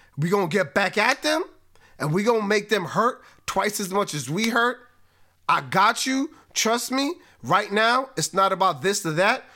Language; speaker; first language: English; native; English